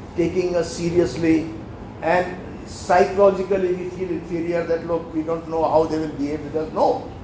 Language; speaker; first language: English; non-native, local second language; Urdu